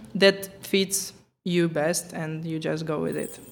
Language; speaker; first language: English; non-native, fluent; Ukrainian